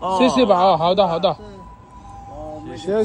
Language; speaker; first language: Chinese; non-native, learner; Bangla